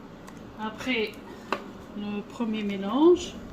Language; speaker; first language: French; non-native, fluent; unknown